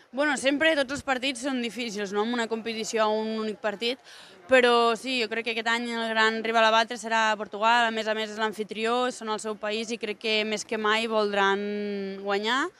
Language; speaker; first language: Catalan; native; Catalan